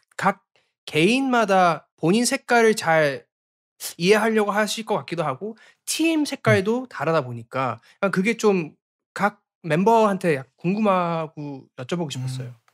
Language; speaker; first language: Korean; early bilingual, heritage; Korean